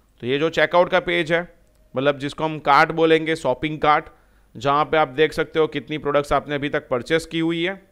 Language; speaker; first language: Hindi; non-native, local second language; Gujarati